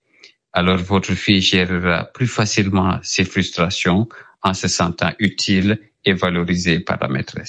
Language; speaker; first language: French; non-native, local second language; Wolof